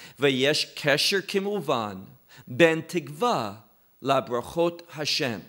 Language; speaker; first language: Hebrew; non-native, fluent; English